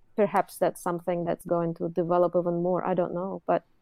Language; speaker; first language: English; non-native, fluent; Russian